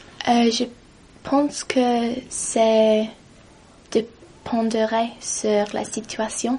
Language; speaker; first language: French; non-native, learner; English